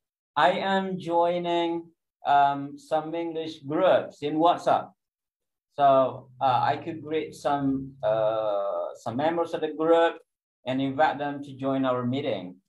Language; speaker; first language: English; non-native, fluent; Indonesian